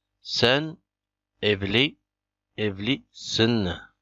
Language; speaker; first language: Turkish; non-native, fluent; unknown